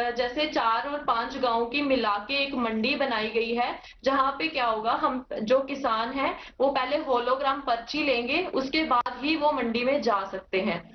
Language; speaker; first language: Hindi; native; Hindi